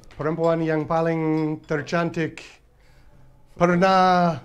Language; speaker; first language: Indonesian; non-native, learner; English